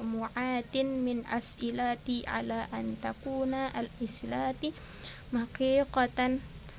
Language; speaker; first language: Arabic; non-native, learner; Indonesian